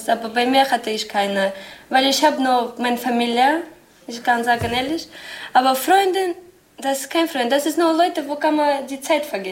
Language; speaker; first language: German; non-native, learner; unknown